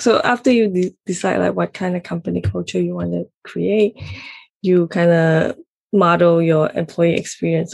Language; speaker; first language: English; non-native, local second language; Cantonese